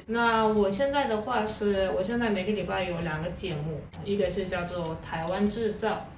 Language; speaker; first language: Chinese; non-native, fluent; Tuvinian